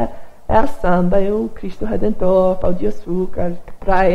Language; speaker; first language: Portuguese; non-native, fluent; English